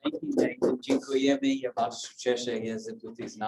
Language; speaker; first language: Polish; non-native, learner; English